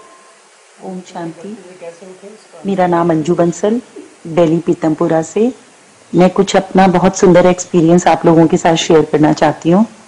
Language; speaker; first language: Hindi; native; Hindi